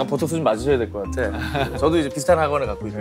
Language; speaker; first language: Korean; native; Korean